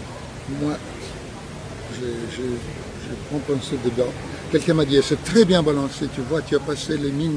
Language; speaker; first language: French; non-native, fluent; Russian